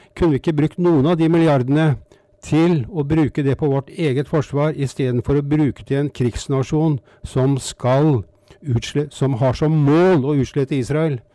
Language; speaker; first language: Norwegian; native; Norwegian